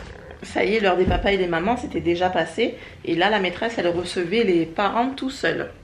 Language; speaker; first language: French; native; French